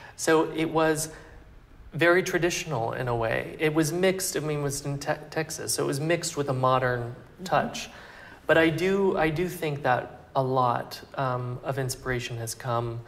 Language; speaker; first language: English; native; English